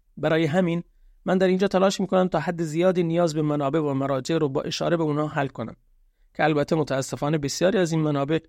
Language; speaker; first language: Persian; non-native, local second language; Baluchi